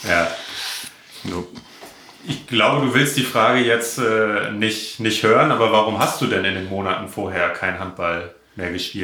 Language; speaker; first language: German; native; German